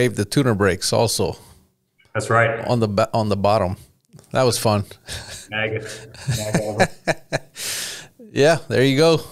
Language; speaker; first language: English; early bilingual, other home language; Spanish